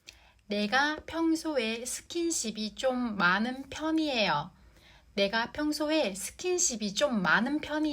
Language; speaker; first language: Korean; non-native, fluent; Japanese